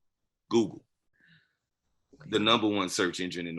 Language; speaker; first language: English; native; English